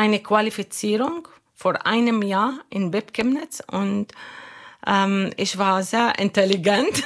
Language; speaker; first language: German; non-native, learner; Arabic